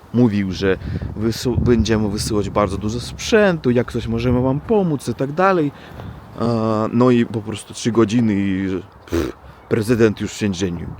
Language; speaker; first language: Polish; non-native, fluent; Russian